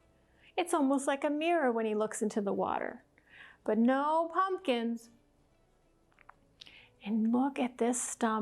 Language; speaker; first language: English; native; English